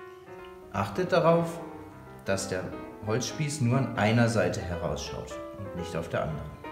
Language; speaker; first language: German; native; German